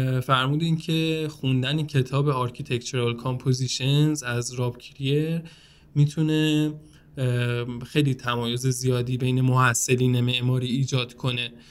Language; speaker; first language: Persian; native; Persian